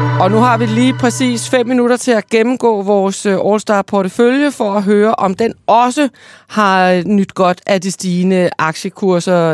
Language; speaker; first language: Danish; native; Danish